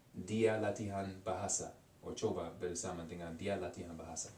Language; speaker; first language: Indonesian; non-native, learner; English